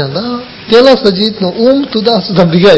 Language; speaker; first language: Russian; non-native, learner; Tibetan